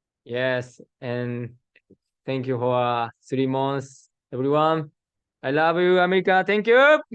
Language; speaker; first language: English; non-native, learner; Japanese